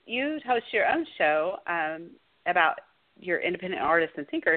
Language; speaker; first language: English; native; English